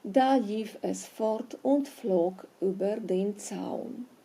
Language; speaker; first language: German; non-native, fluent; Polish